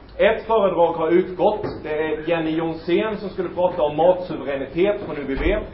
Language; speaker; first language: Swedish; native; Swedish